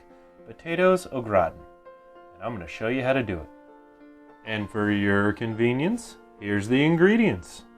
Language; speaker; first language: English; native; English